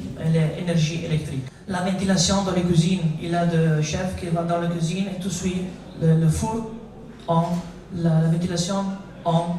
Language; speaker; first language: French; non-native, learner; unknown